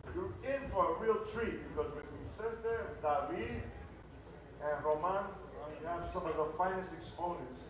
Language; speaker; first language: English; early bilingual, other home language; Spanish